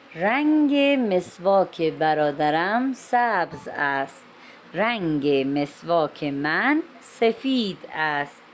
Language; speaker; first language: Persian; non-native, fluent; Urdu